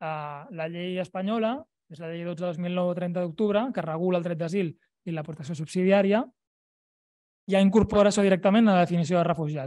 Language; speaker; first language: Catalan; native; Catalan